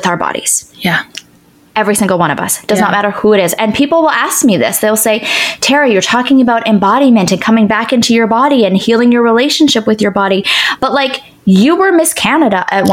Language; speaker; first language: English; native; English